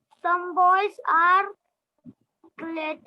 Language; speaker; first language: English; non-native, learner; Hindi